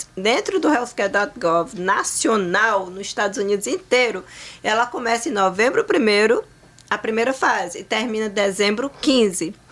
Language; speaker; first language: Portuguese; native; Portuguese